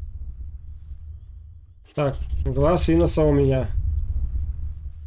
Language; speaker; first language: Russian; native; Russian